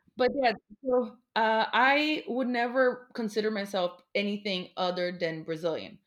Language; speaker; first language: English; non-native, fluent; Portuguese